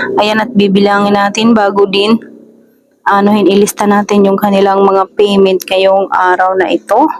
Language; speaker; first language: Filipino; native; Filipino